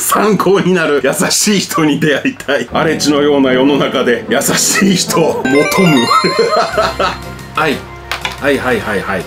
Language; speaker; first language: Japanese; native; Japanese